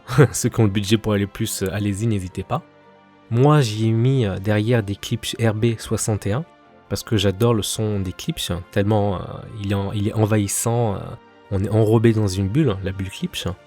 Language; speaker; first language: French; native; French